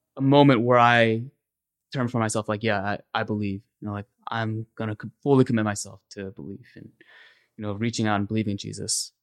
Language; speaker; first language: English; native; English